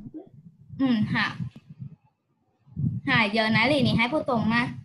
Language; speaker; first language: Chinese; non-native, fluent; Vietnamese